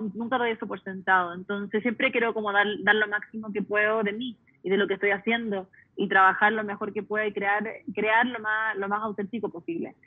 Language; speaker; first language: Spanish; early bilingual, heritage; Spanish